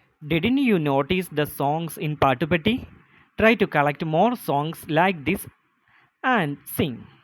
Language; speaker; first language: English; non-native, local second language; Malayalam